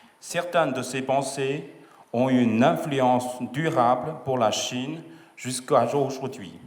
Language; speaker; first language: French; non-native, fluent; Chinese